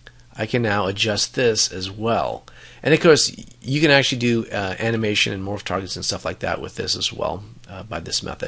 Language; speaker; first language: English; native; English